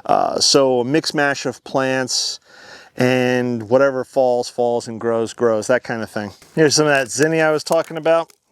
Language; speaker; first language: English; native; English